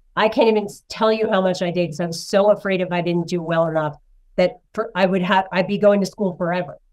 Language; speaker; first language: English; native; English